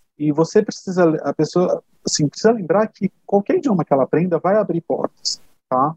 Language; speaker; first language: Portuguese; native; Portuguese